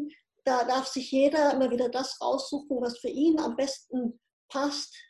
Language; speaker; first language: German; native; German